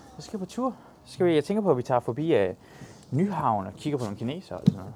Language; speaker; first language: Danish; early bilingual, other home language; Persian